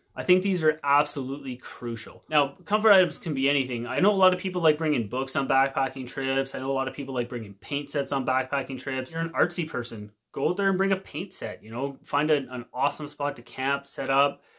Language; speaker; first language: English; native; English